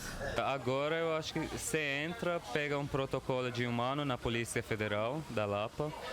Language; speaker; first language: Portuguese; non-native, learner; Arabic